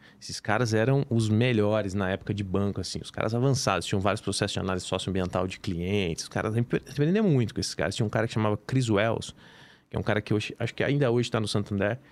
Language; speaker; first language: Portuguese; native; Portuguese